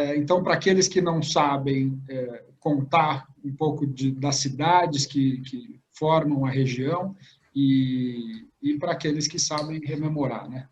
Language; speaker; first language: Portuguese; native; Portuguese